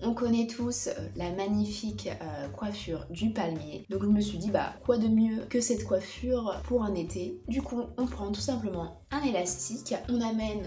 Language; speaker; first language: French; native; French